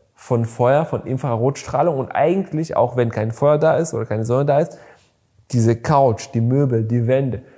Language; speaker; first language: German; non-native, fluent; Bulgarian